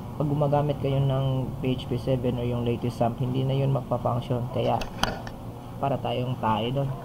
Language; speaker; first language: Filipino; non-native, local second language; Cebuano